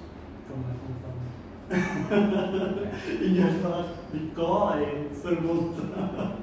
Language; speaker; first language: French; non-native, learner; Khmer